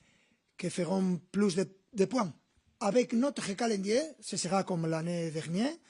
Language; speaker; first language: French; non-native, learner; Spanish